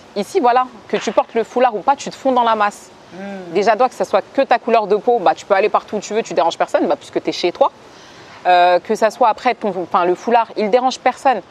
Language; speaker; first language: French; native; French